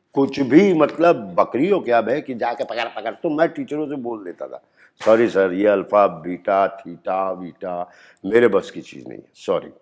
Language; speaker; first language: Hindi; native; Hindi